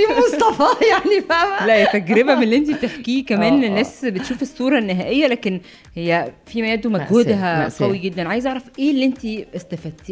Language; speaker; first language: Arabic; native; Arabic